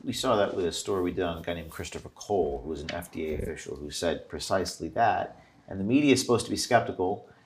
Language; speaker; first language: English; native; English